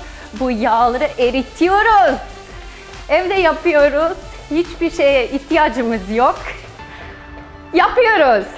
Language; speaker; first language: Turkish; non-native, fluent; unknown